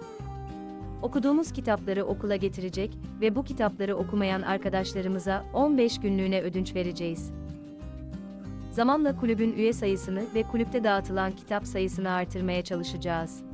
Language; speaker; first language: Turkish; native; Turkish